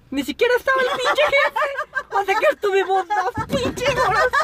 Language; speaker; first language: Spanish; native; Spanish